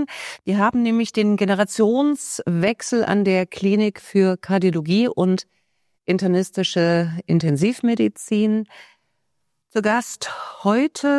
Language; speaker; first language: German; native; German